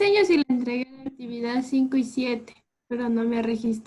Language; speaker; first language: Spanish; native; Spanish